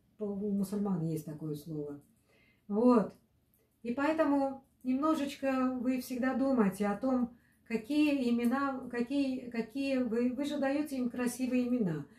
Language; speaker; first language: Russian; native; Russian